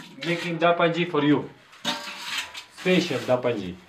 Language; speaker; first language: English; non-native, learner; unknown